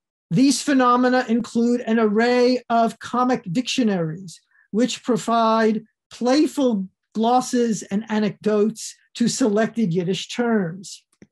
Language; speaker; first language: English; native; English